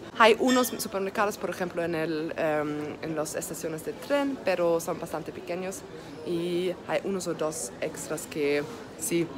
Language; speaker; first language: Spanish; non-native, learner; German